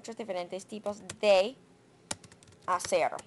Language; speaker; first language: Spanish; non-native, learner; English